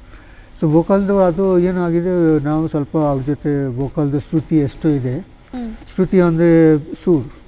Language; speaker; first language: Kannada; non-native, learner; Bangla